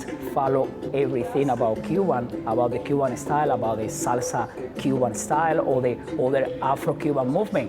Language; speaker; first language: English; non-native, learner; Spanish